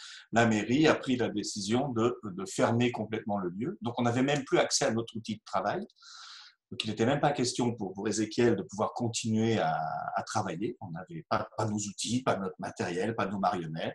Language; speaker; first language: French; native; French